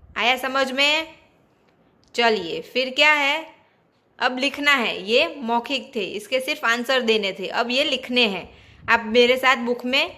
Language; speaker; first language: Hindi; non-native, local second language; Gujarati